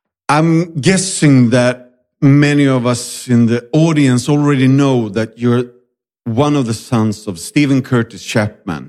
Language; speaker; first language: English; non-native, fluent; Swedish